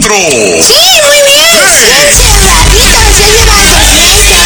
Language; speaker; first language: Spanish; native; Spanish